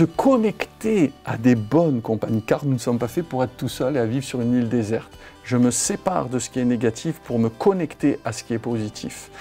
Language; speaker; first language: French; native; French